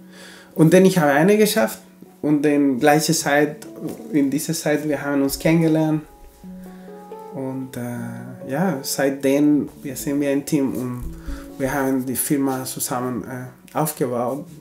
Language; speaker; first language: German; non-native, fluent; Spanish